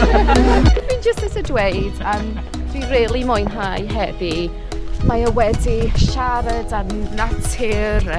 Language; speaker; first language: Welsh; non-native, learner; English